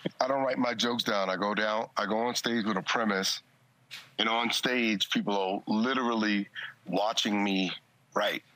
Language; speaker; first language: English; native; English